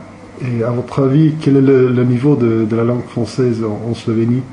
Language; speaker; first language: French; non-native, learner; Slovenian